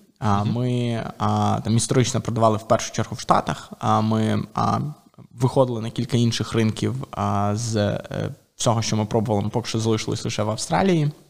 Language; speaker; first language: Ukrainian; native; Ukrainian